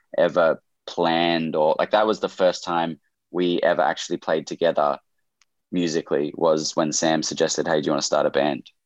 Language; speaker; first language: English; native; English